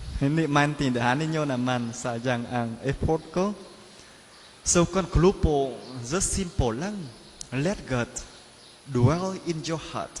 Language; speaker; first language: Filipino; non-native, learner; Vietnamese